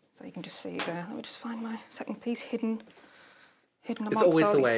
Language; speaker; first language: English; native; English